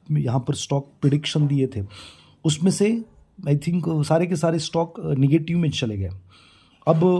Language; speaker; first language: Hindi; non-native, local second language; Marathi